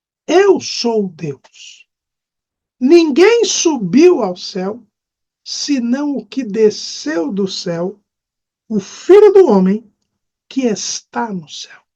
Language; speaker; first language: Portuguese; native; Portuguese